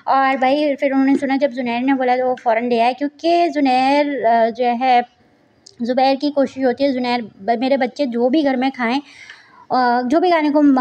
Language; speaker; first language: Hindi; native; Hindi